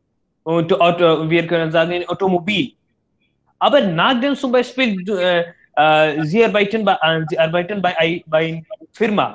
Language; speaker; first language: German; non-native, learner; Hindi